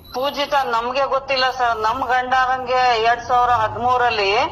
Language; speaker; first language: Kannada; native; Kannada